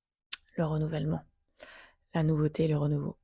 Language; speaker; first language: French; native; French